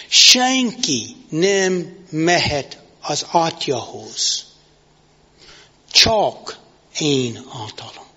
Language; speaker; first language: Hungarian; non-native, fluent; English